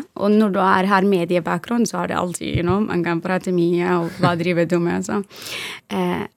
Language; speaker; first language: Norwegian; non-native, fluent; Arabic